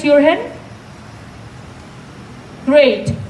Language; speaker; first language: English; non-native, fluent; Indonesian